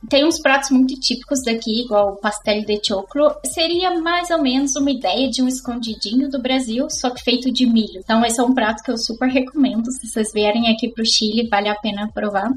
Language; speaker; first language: Portuguese; native; Portuguese